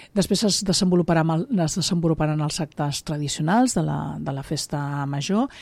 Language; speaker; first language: Catalan; native; Catalan